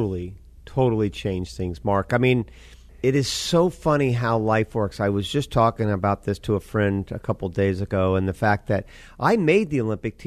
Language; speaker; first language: English; native; English